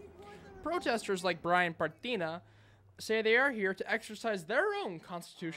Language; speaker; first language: English; native; English